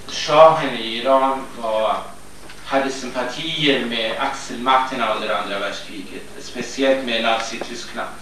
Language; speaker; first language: Swedish; non-native, fluent; Kurdish